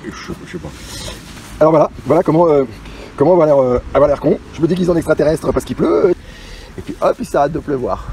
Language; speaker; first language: French; native; French